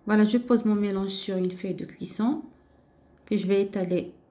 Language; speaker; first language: French; non-native, local second language; Arabic